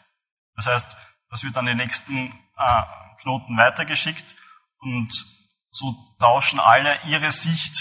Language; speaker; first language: German; native; German